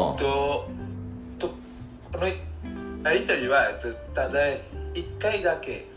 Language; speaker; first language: Japanese; non-native, learner; Bangla